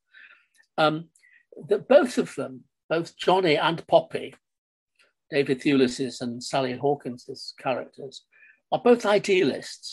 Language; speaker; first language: English; native; English